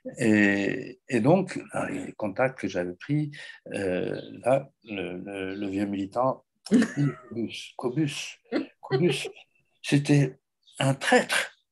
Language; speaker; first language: French; native; French